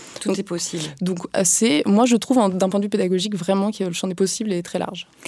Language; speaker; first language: French; native; French